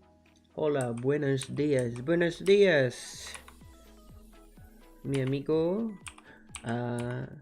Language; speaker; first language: Spanish; non-native, learner; English